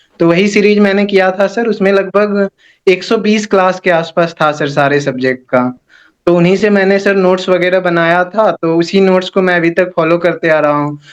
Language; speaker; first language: Hindi; native; Hindi